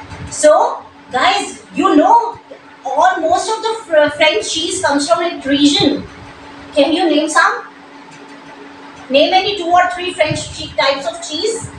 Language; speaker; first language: English; non-native, local second language; Hindi